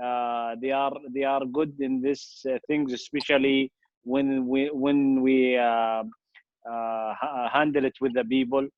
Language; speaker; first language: English; non-native, fluent; Arabic